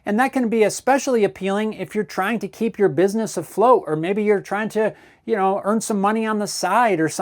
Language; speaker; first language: English; native; English